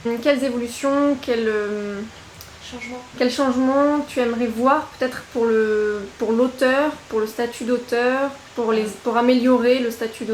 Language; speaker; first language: French; native; French